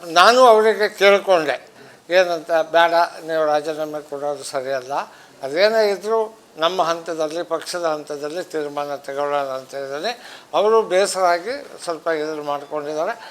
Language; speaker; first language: Kannada; non-native, local second language; Lambadi